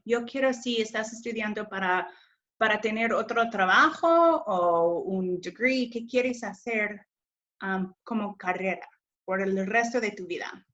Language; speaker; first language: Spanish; non-native, fluent; English